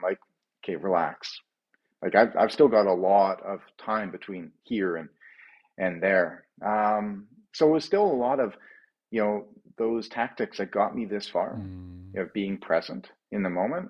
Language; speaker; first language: English; native; English